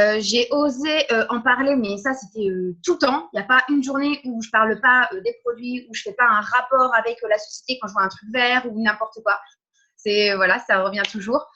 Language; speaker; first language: French; early bilingual, other home language; Portuguese